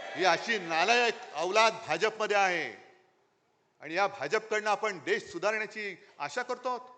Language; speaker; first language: Marathi; native; Marathi